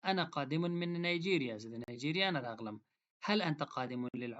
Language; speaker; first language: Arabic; non-native, fluent; Pashto